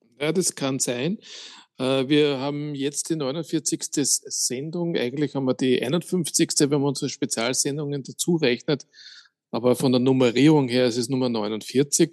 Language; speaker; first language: German; native; German